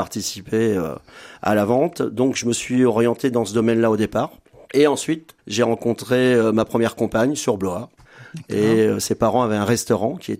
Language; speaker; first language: French; native; French